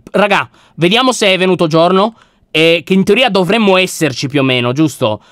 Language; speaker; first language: Italian; native; Italian